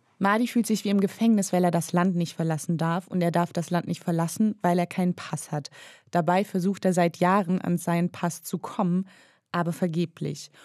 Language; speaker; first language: German; native; German